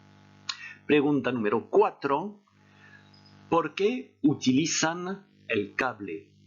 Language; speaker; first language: Spanish; non-native, fluent; French